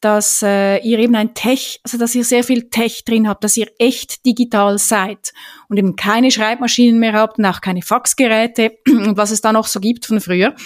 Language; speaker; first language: German; native; German